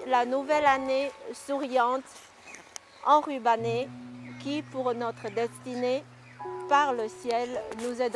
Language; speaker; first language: French; non-native, fluent; Chinese